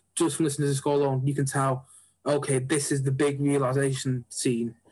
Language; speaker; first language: English; native; English